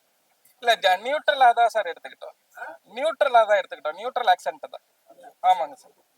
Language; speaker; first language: Tamil; native; Tamil